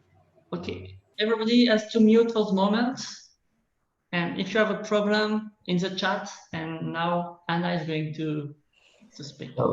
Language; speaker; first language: English; non-native, learner; French